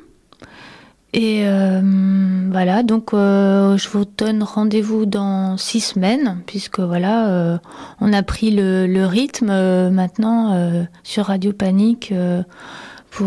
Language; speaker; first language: French; native; French